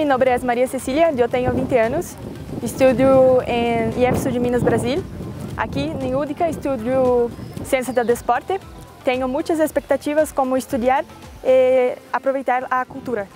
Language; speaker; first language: Spanish; non-native, learner; Portuguese